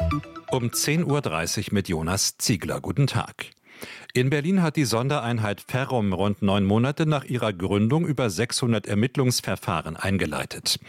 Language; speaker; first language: German; native; German